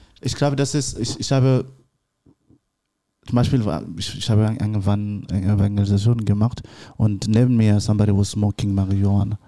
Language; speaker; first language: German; non-native, learner; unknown